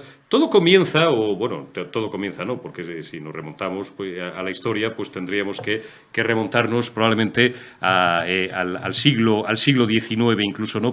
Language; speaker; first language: Spanish; native; Spanish